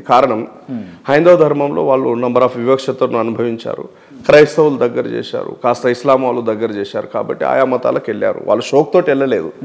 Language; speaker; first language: Telugu; non-native, local second language; Marathi